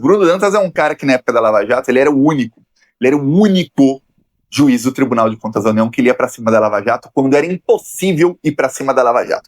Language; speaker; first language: Portuguese; native; Portuguese